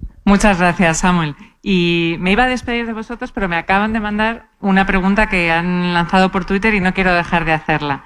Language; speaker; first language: Spanish; native; Spanish